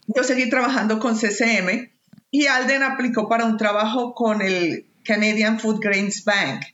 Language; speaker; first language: Spanish; native; Spanish